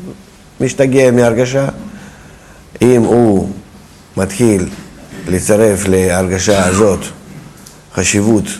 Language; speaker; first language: Hebrew; non-native, fluent; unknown